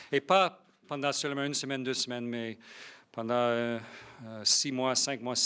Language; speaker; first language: French; non-native, local second language; English